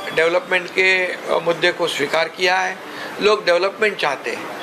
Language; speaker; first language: Hindi; non-native, local second language; Marathi